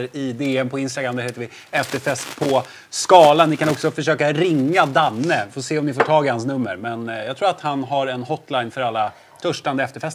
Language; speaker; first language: Swedish; native; Swedish